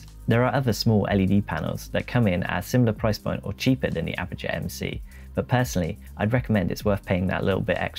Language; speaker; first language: English; native; English